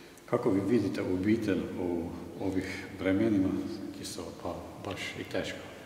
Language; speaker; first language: Serbian; non-native, fluent; Slovenian